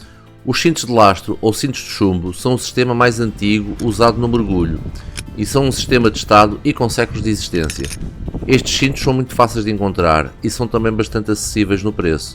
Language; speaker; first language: Portuguese; native; Portuguese